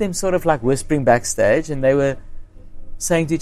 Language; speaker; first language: English; non-native, local second language; Afrikaans